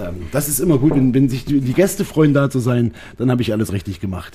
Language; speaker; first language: German; native; German